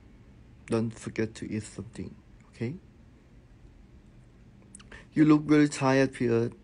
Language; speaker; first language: English; non-native, learner; Thai